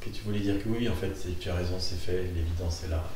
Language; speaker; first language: French; native; French